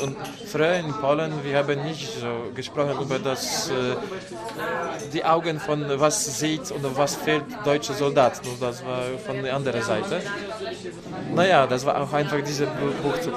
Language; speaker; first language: German; non-native, learner; Polish